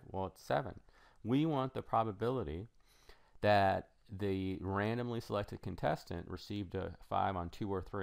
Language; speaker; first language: English; native; English